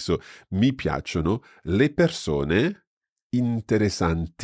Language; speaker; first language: Italian; non-native, fluent; English